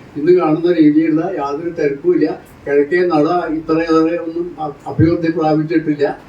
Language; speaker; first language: Malayalam; native; Malayalam